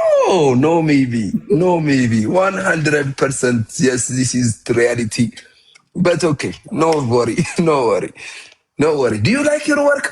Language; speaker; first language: English; non-native, fluent; Amharic